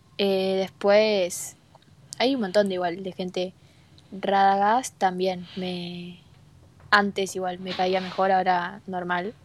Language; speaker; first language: Spanish; native; Spanish